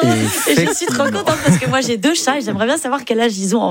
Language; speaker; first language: French; native; French